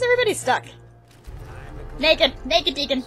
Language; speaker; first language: English; native; English